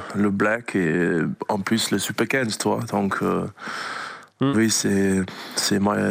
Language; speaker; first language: French; non-native, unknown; English